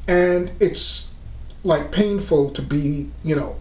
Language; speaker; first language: English; native; English